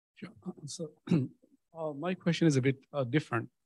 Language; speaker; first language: English; native; English